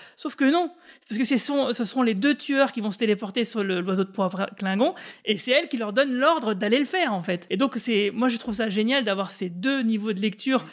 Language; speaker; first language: French; native; French